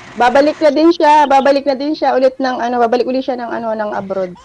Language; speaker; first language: Filipino; native; Filipino